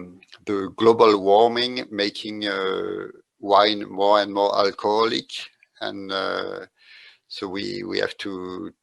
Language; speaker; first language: English; non-native, fluent; French